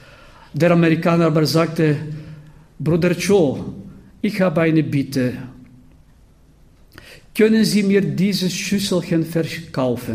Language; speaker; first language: German; non-native, fluent; Bulgarian